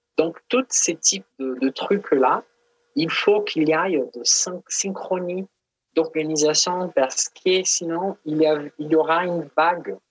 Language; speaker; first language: French; non-native, fluent; Portuguese